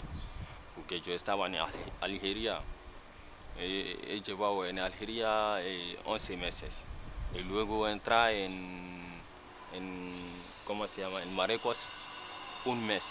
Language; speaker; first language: Spanish; non-native, learner; Bambara